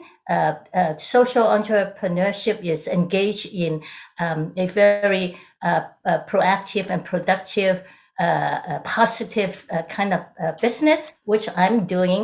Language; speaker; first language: English; non-native, local second language; Cantonese